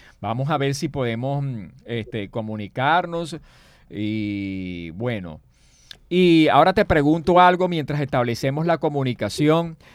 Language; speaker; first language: Spanish; native; Spanish